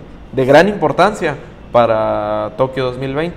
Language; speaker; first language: Spanish; native; Spanish